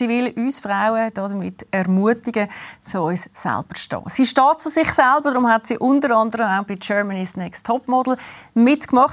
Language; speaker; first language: German; native; German